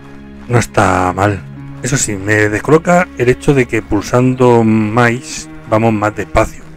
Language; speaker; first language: Spanish; native; Spanish